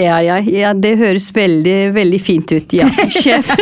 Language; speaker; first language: Norwegian; non-native, fluent; Turkish